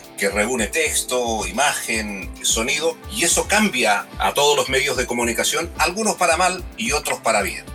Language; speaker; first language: Spanish; native; Spanish